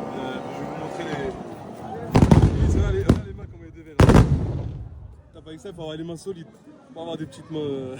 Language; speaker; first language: French; native; French